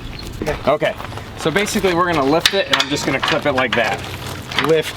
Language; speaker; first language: English; native; English